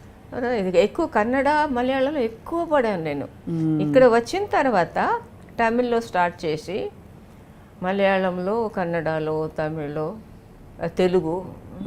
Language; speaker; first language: Telugu; non-native, local second language; Tamil